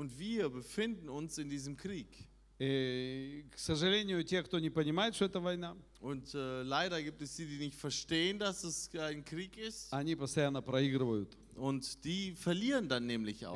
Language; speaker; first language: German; non-native, fluent; Russian